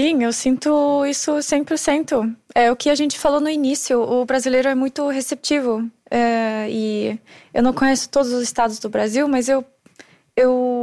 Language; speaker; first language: Portuguese; non-native, fluent; German